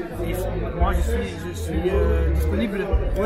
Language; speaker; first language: French; non-native, learner; English